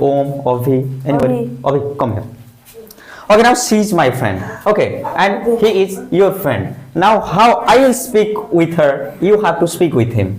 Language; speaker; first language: English; non-native, fluent; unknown